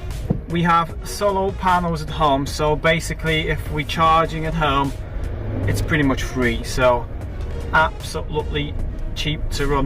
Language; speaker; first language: English; non-native, fluent; Polish